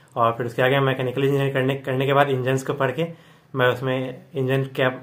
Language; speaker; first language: Hindi; native; Hindi